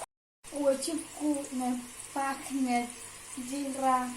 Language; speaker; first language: Russian; early bilingual, other home language; Tajik